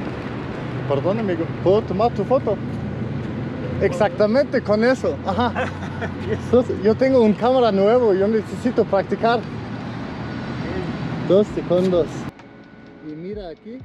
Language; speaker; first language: Spanish; non-native, learner; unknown